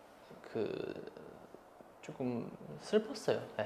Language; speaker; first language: Korean; non-native, fluent; Chinese